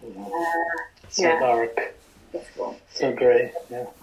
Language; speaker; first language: English; non-native, fluent; Spanish